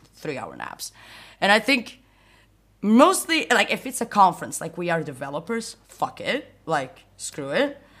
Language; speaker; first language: English; non-native, fluent; Portuguese